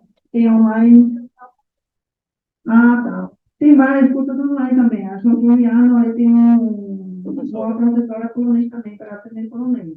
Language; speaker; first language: Portuguese; non-native, learner; Polish